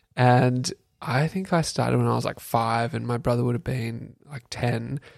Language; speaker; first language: English; native; English